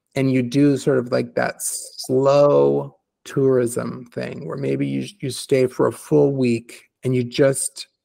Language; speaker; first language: English; native; English